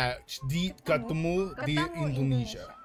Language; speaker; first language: Indonesian; non-native, learner; English